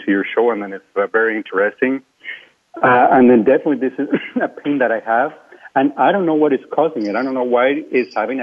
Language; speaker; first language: English; non-native, fluent; Spanish